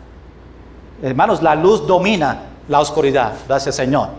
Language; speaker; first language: Spanish; non-native, fluent; English